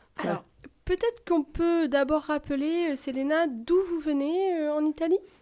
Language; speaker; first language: French; native; French